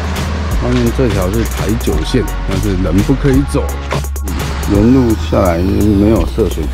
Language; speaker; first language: Chinese; native; Chinese